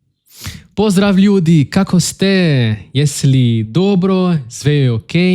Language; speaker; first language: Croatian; non-native, learner; Portuguese